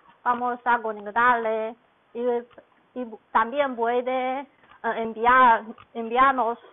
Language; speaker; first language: Spanish; non-native, learner; Chinese